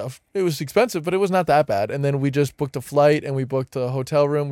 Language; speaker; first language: English; native; English